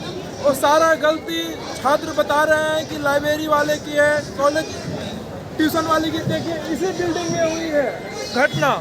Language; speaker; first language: Hindi; native; Hindi